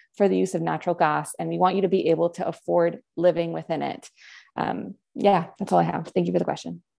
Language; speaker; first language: English; non-native, fluent; Spanish